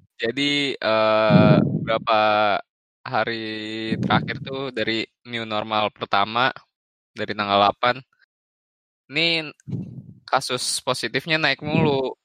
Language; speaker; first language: Indonesian; native; Indonesian